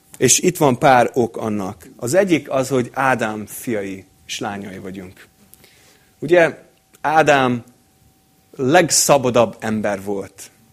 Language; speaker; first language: Hungarian; non-native, fluent; English